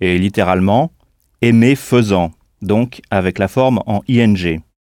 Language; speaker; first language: French; native; French